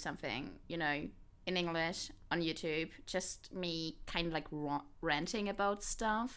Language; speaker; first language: English; non-native, fluent; German